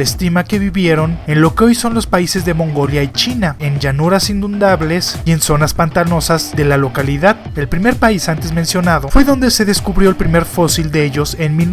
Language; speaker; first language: Spanish; native; Spanish